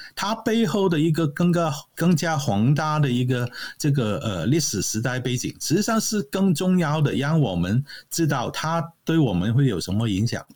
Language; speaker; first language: Chinese; non-native, local second language; Cantonese